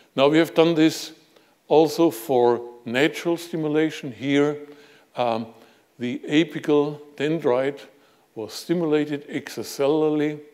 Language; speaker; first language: English; non-native, fluent; German